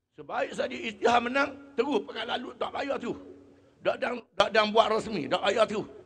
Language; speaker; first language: Malay; native; Malay